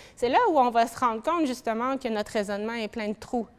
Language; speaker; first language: French; native; French